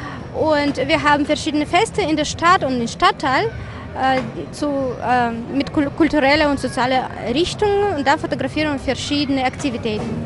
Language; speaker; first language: German; non-native, fluent; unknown